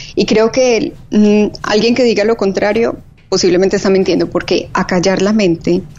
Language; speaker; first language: Spanish; native; Spanish